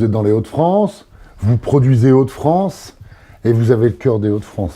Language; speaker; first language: French; native; French